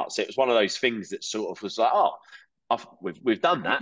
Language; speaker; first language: English; native; English